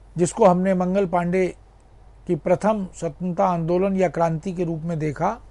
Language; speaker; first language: Hindi; native; Hindi